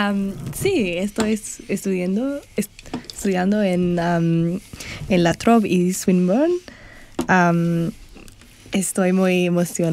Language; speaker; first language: Spanish; non-native, learner; English